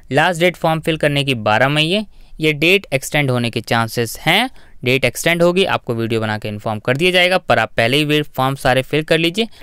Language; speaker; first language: Hindi; native; Hindi